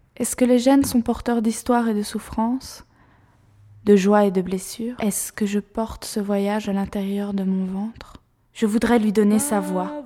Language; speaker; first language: French; native; French